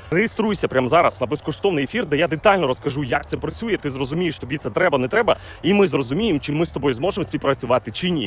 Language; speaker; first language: Ukrainian; non-native, local second language; Russian